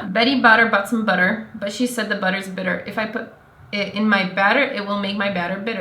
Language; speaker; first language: English; native; English